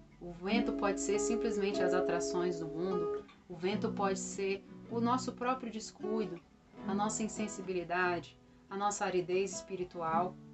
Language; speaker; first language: Portuguese; native; Portuguese